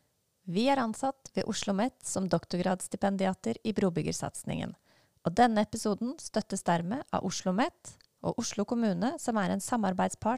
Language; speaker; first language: Norwegian; native; Norwegian